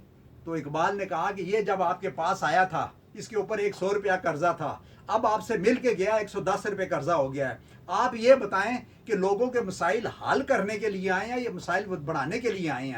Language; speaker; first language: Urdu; non-native, local second language; Punjabi